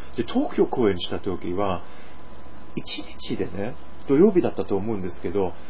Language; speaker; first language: Japanese; non-native, fluent; German